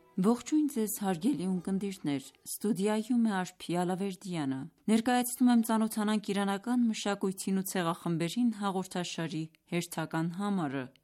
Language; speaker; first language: Armenian; native; Armenian